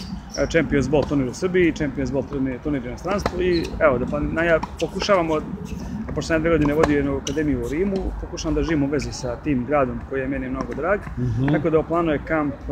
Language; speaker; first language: Serbian; native; Serbian